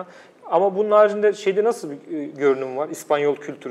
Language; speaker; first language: Turkish; native; Turkish